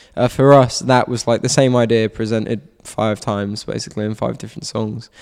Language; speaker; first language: English; native; English